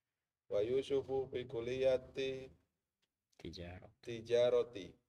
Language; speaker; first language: Arabic; non-native, learner; Indonesian